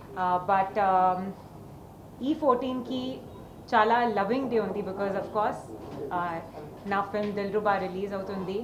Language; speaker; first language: Telugu; non-native, learner; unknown